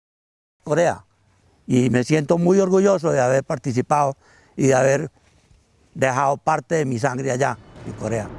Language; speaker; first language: Spanish; native; Spanish